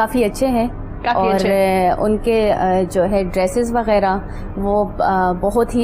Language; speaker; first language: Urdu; non-native, local second language; Pashto